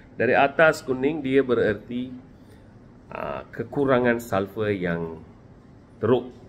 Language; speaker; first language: Malay; non-native, local second language; Tamil